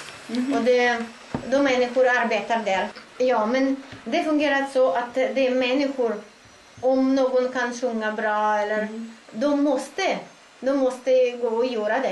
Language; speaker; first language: Swedish; non-native, fluent; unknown